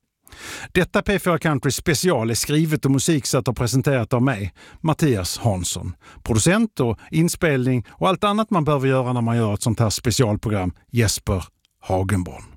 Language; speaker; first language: Swedish; native; Swedish